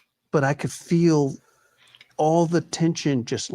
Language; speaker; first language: English; native; English